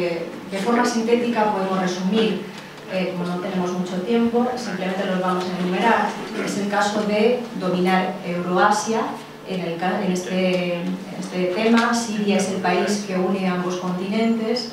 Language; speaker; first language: Spanish; native; Spanish